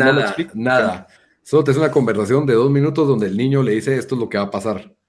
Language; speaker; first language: Spanish; native; Spanish